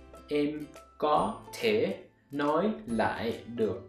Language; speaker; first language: Vietnamese; non-native, learner; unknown